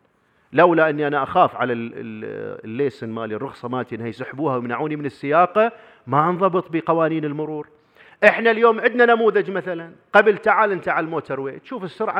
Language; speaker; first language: Arabic; native; Arabic